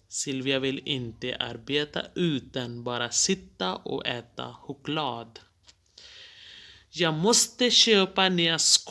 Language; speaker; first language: Swedish; non-native, fluent; Hindi